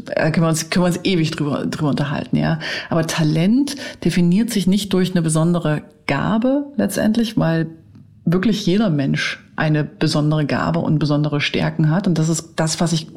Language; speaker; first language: German; native; German